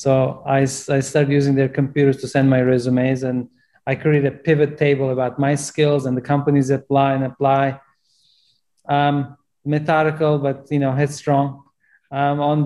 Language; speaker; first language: English; non-native, fluent; Turkish